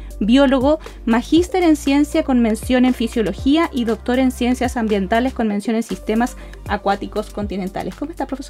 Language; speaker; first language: Spanish; native; Spanish